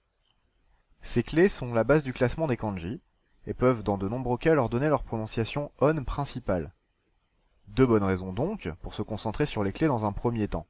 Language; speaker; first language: French; native; French